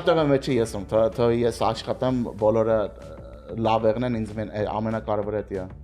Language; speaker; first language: Armenian; early bilingual, heritage; Armenian